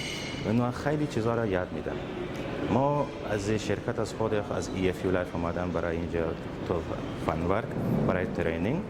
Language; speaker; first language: Persian; early bilingual, heritage; Persian